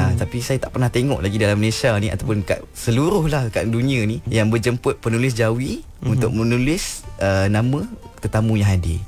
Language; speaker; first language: Malay; native; Malay